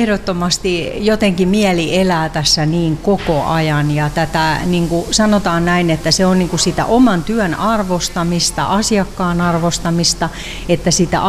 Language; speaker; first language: Finnish; native; Finnish